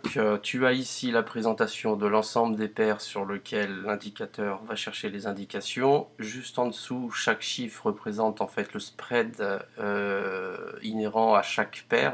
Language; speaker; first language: French; native; French